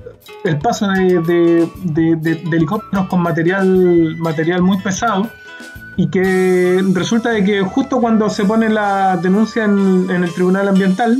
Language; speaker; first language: Spanish; native; Spanish